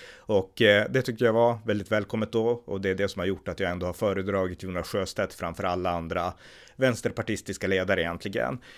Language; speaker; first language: Swedish; native; Swedish